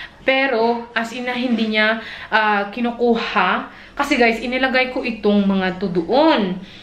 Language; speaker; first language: Filipino; native; Filipino